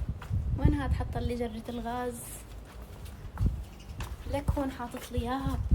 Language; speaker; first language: Arabic; native; Arabic